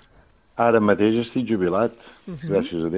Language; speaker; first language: Catalan; native; Catalan